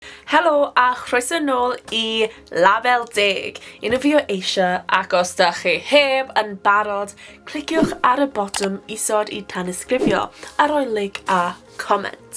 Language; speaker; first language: Welsh; non-native, local second language; English